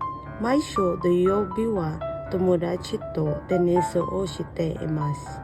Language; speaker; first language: Japanese; non-native, learner; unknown